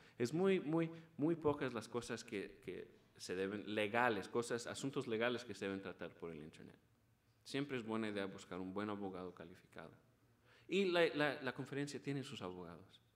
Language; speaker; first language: Spanish; early bilingual, heritage; Spanish